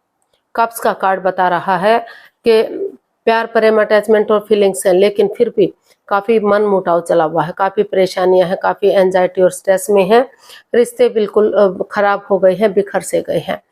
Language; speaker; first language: Hindi; native; Hindi